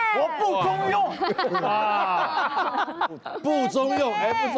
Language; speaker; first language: Chinese; native; Chinese